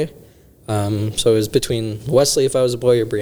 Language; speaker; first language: English; native; English